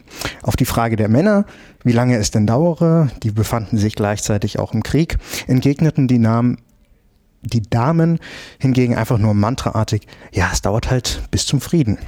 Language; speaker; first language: German; native; German